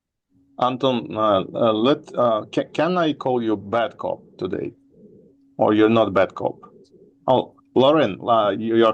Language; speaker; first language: English; non-native, fluent; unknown